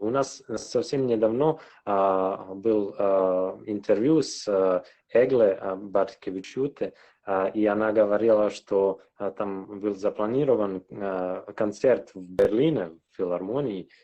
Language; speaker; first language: Russian; non-native, local second language; Serbian